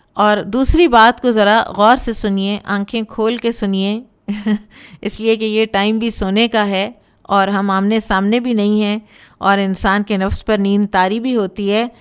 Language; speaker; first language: Urdu; native; Urdu